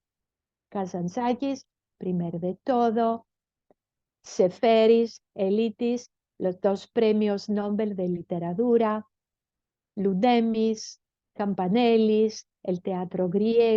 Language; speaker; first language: Spanish; non-native, fluent; Greek